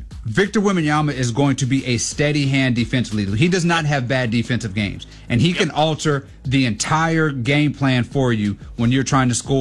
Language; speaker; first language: English; native; English